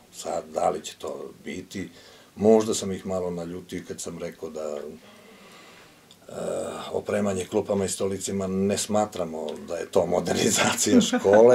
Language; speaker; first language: Croatian; native; Croatian